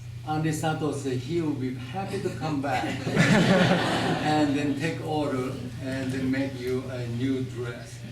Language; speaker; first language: English; non-native, fluent; Japanese